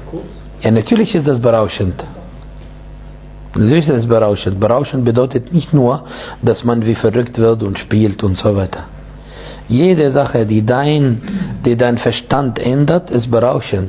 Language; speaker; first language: German; non-native, fluent; Arabic